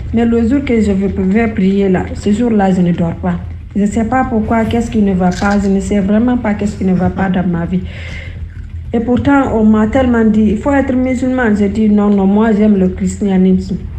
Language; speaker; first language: French; non-native, local second language; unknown